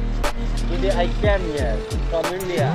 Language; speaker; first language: English; non-native, learner; Hindi